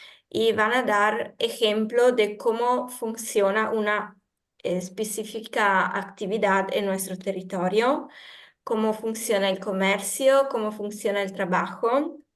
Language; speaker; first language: Spanish; non-native, fluent; Italian